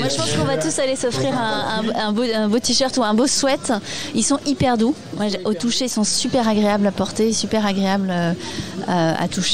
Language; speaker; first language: French; native; French